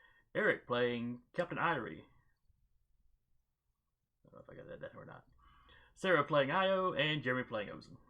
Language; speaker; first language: English; native; English